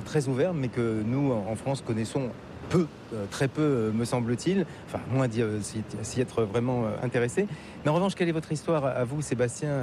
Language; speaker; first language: French; native; French